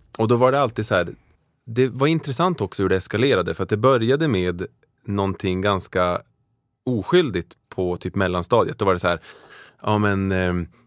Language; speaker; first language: Swedish; native; Swedish